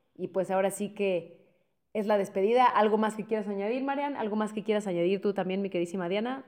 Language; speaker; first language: Spanish; native; Spanish